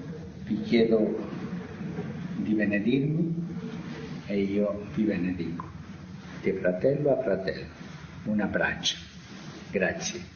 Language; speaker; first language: Italian; non-native, fluent; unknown